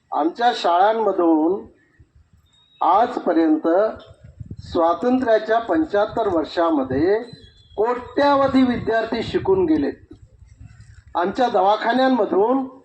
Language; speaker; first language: Marathi; non-native, local second language; Bhili